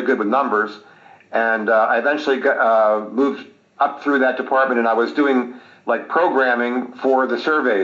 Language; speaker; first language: English; native; English